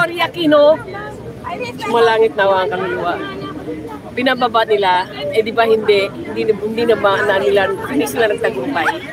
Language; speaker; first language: Filipino; non-native, local second language; Cebuano